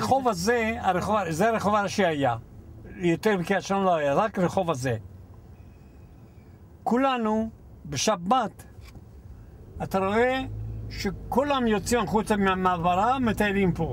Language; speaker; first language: Hebrew; non-native, fluent; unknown